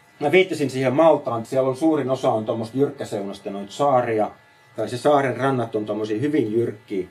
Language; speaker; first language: Finnish; native; Finnish